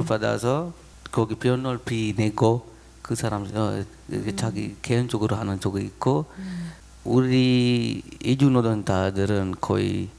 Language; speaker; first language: Korean; non-native, learner; Sinhala